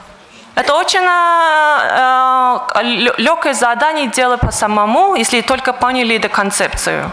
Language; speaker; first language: Russian; non-native, fluent; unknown